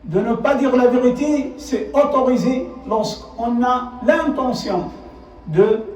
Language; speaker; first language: French; non-native, local second language; Arabic